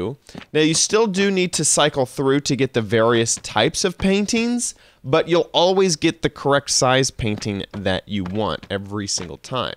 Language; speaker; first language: English; native; English